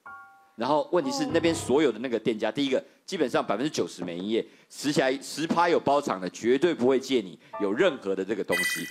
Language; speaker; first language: Chinese; native; Chinese